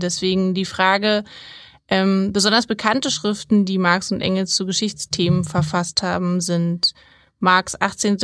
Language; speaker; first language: German; native; German